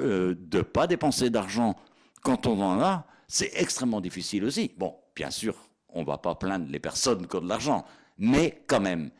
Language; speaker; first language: French; native; French